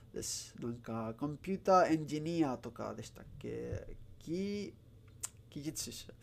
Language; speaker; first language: Japanese; non-native, learner; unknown